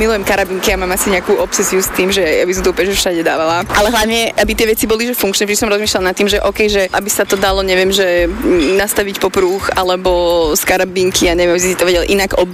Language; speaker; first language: Slovak; non-native, fluent; Spanish